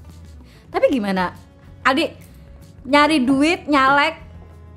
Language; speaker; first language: Indonesian; native; Indonesian